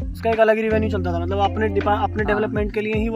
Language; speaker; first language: Hindi; native; Hindi